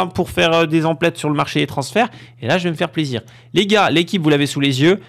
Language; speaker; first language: French; native; French